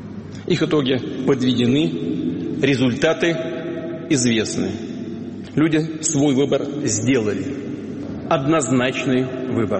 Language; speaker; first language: Russian; native; Russian